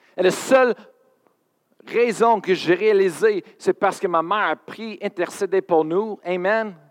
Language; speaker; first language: French; non-native, fluent; English